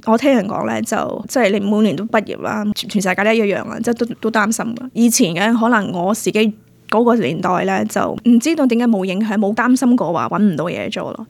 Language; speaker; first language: Cantonese; early bilingual, heritage; Cantonese